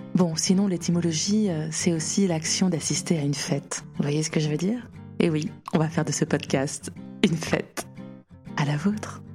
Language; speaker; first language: French; native; French